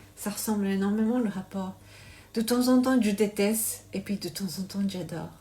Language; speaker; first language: French; non-native, learner; Japanese